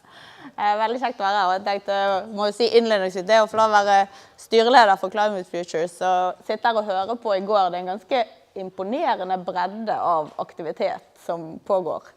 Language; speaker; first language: Norwegian; native; Norwegian